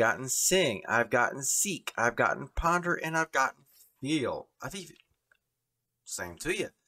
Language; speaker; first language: English; native; English